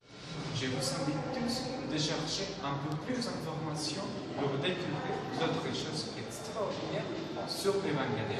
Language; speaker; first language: French; non-native, learner; Spanish